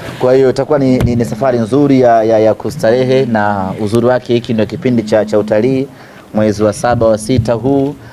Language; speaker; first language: Swahili; native; Swahili